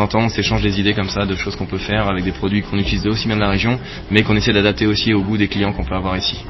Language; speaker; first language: French; native; French